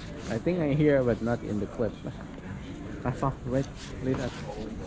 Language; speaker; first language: English; non-native, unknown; Thai